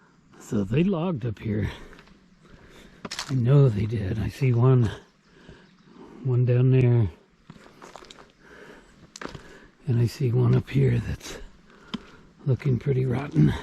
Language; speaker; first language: English; native; English